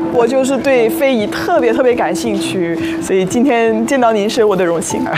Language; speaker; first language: Chinese; non-native, fluent; French